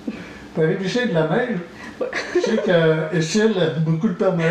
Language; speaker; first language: French; native; French